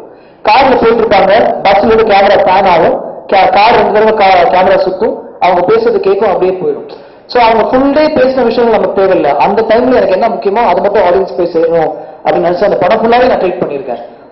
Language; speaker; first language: Tamil; native; Tamil